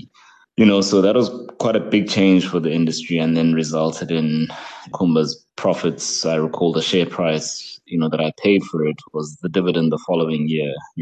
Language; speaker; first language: English; non-native, local second language; Xhosa